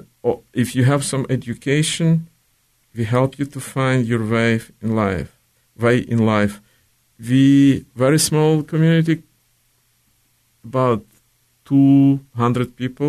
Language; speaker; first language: English; non-native, fluent; Ukrainian